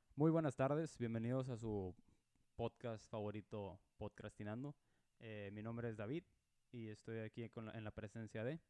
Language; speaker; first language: Spanish; native; Spanish